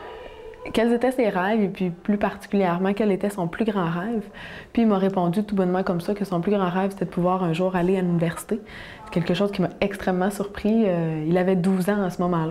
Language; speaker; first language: French; native; French